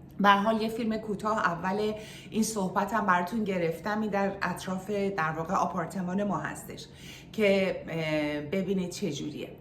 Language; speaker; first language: Persian; native; Persian